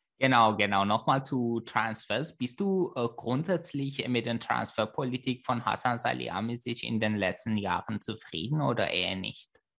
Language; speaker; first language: German; non-native, fluent; Persian